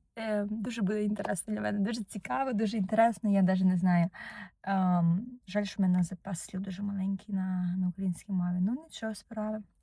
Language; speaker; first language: Ukrainian; non-native, fluent; Russian